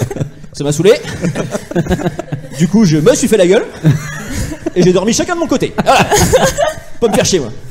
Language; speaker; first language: French; native; French